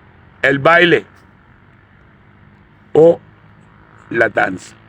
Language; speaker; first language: Spanish; non-native, fluent; Urdu